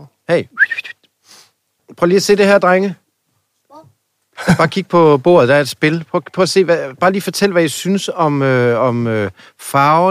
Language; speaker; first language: Danish; native; Danish